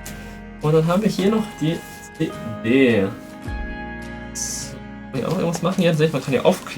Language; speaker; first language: German; native; German